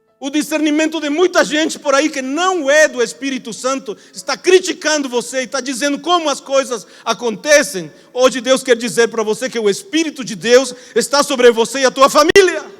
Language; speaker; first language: Portuguese; non-native, fluent; Spanish